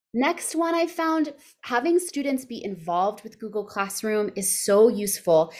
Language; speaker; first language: English; native; English